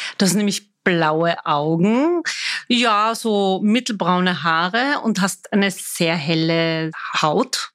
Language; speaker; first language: German; native; German